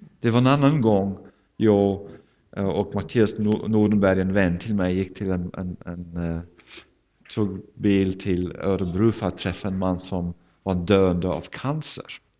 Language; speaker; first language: Swedish; non-native, fluent; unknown